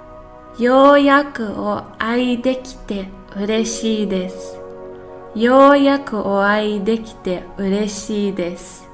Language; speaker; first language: Japanese; non-native, fluent; English